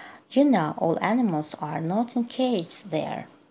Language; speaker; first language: English; non-native, fluent; Azerbaijani